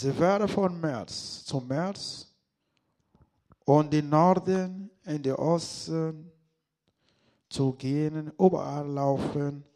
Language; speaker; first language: German; non-native, learner; Lingala